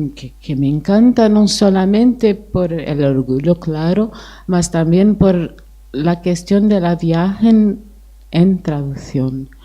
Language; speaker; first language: Spanish; non-native, fluent; Portuguese